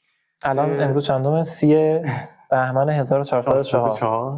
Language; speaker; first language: Persian; native; Persian